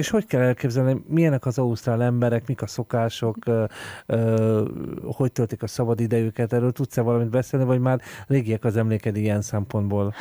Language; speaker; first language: Hungarian; native; Hungarian